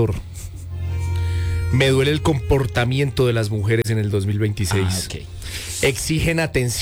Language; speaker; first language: Spanish; native; Spanish